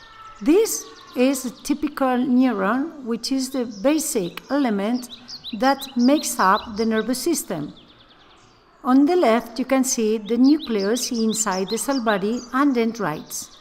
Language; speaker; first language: English; non-native, fluent; Spanish